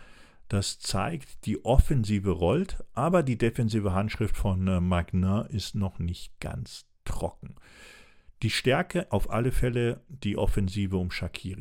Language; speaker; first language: German; native; German